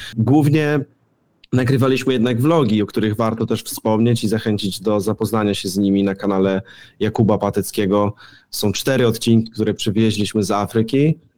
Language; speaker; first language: Polish; native; Polish